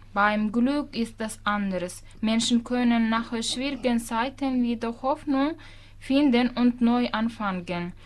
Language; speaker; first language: German; non-native, fluent; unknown